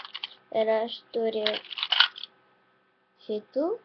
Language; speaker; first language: Lithuanian; early bilingual, heritage; Lithuanian